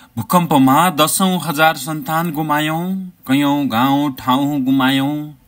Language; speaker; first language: Nepali; native; Nepali